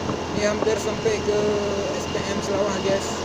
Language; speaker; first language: Indonesian; non-native, local second language; Achinese